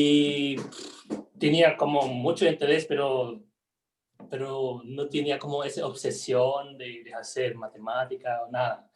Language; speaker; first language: Spanish; non-native, fluent; German